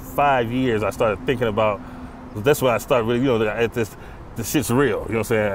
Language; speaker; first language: English; native; English